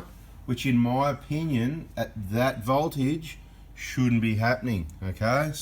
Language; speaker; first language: English; native; English